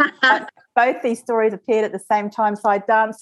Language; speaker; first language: English; native; English